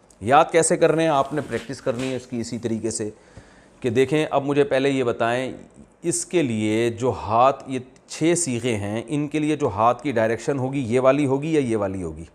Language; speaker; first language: Urdu; native; Urdu